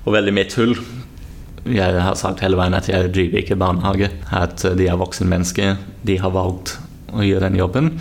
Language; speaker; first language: Norwegian; non-native, fluent; English